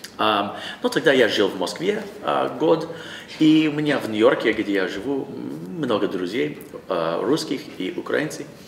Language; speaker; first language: Russian; non-native, learner; English